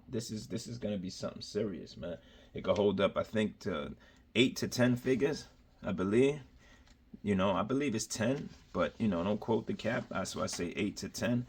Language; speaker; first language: English; native; English